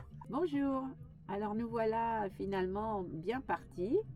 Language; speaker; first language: French; native; French